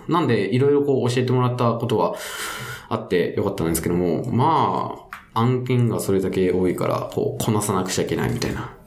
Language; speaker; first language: Japanese; native; Japanese